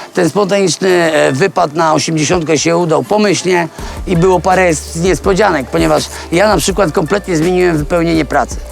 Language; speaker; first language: Polish; native; Polish